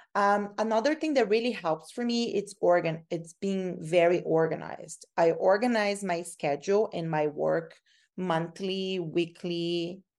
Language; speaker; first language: English; non-native, fluent; Portuguese